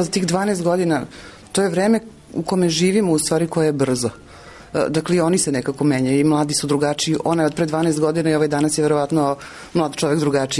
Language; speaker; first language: Serbian; native; Serbian